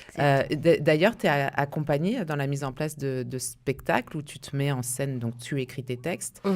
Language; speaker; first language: French; native; French